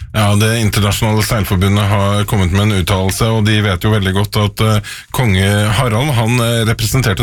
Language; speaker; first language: Norwegian; native; Norwegian